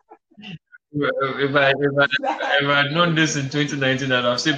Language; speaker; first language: English; non-native, local second language; Igbo